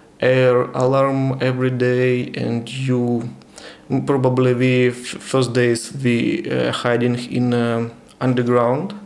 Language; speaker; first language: English; non-native, learner; Ukrainian